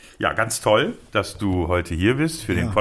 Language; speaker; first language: German; native; German